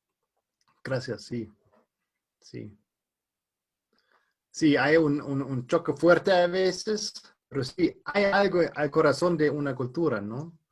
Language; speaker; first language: Spanish; non-native, fluent; German